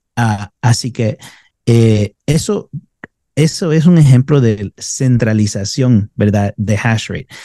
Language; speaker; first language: Spanish; native; Spanish